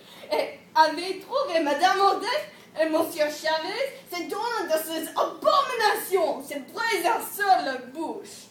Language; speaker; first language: French; non-native, learner; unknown